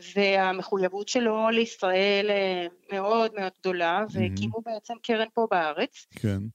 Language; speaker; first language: Hebrew; non-native, fluent; Spanish